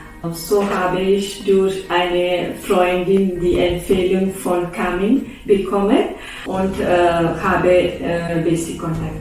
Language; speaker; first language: German; non-native, local second language; Malayalam